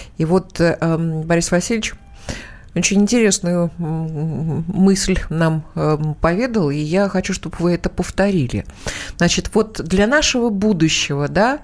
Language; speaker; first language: Russian; native; Russian